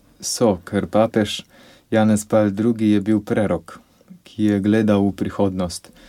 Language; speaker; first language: Slovenian; non-native, fluent; Polish